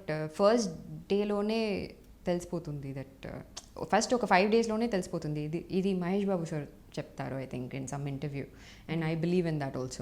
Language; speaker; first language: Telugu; non-native, fluent; Tamil